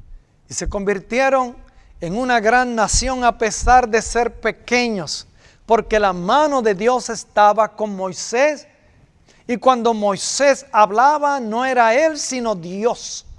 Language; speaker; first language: Spanish; native; Spanish